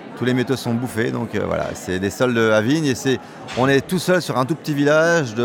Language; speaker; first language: French; native; French